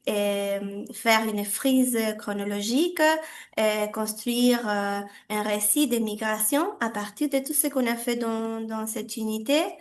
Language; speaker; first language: French; non-native, fluent; Spanish